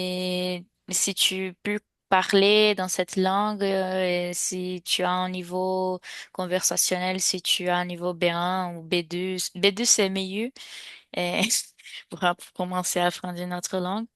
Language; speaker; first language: French; non-native, fluent; Portuguese